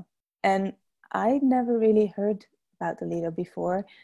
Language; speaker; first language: English; non-native, fluent; Dutch